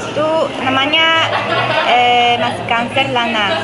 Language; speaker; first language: Indonesian; non-native, fluent; Polish